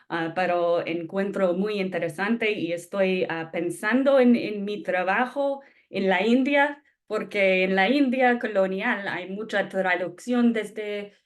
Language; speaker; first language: Spanish; non-native, fluent; English